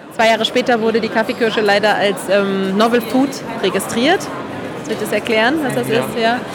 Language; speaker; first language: German; non-native, fluent; Catalan